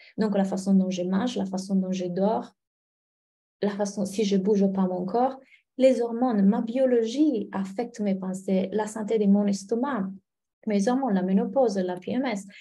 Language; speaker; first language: French; non-native, fluent; Italian